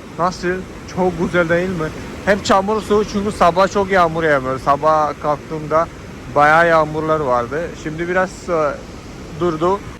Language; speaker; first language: Turkish; non-native, fluent; Malayalam